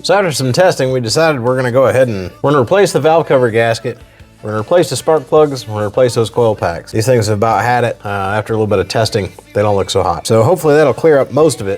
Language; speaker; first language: English; native; English